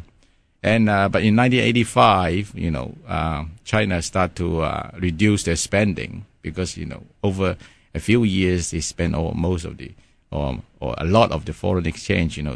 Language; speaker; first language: English; non-native, local second language; Cantonese